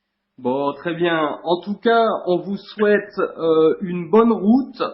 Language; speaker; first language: French; native; French